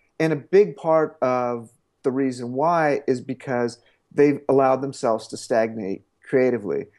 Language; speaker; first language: English; native; English